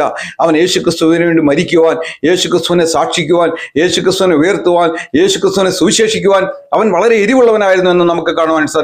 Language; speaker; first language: Malayalam; native; Malayalam